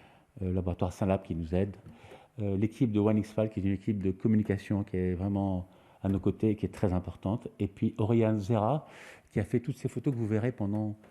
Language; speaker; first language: French; native; French